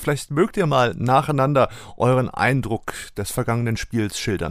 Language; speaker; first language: German; native; German